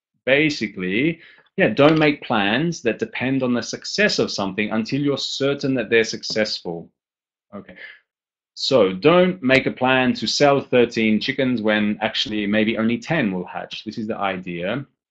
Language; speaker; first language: English; native; English